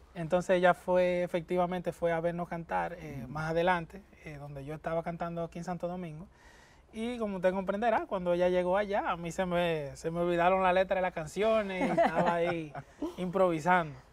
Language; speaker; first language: Spanish; native; Spanish